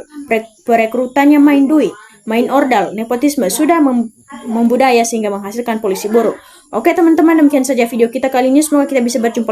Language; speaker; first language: Indonesian; native; Indonesian